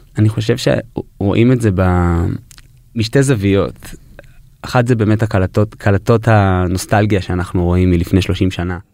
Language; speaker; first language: Hebrew; early bilingual, heritage; Hebrew